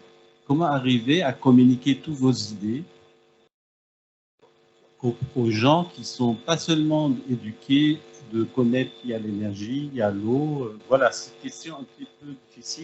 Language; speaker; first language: French; non-native, fluent; Arabic